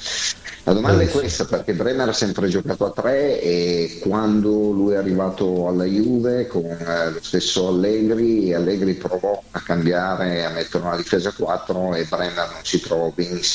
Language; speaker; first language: Italian; native; Italian